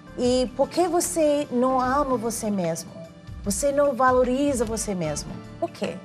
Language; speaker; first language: Portuguese; non-native, learner; English